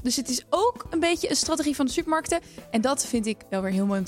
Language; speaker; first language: Dutch; native; Dutch